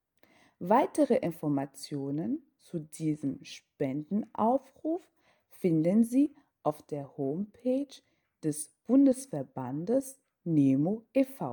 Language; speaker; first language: German; non-native, fluent; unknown